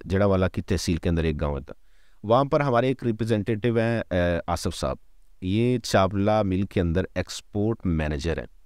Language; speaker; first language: Urdu; non-native, local second language; Punjabi